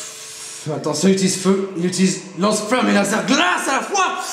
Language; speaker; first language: French; native; French